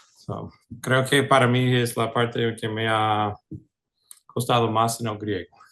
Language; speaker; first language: Spanish; non-native, fluent; English